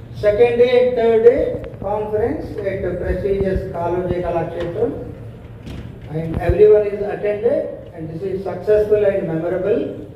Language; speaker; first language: English; non-native, local second language; Telugu